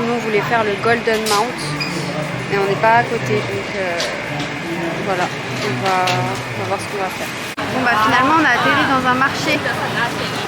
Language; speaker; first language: French; native; French